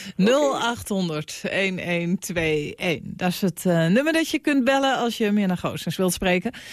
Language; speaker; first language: Dutch; native; Dutch